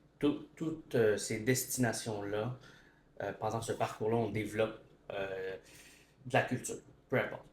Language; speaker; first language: French; native; French